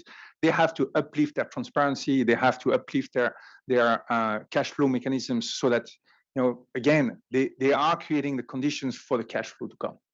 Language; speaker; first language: English; non-native, fluent; French